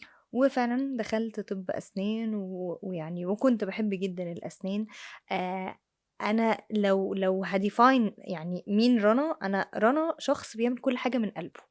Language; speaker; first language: Arabic; native; Arabic